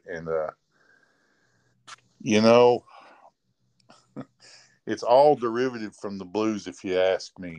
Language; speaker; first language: English; native; English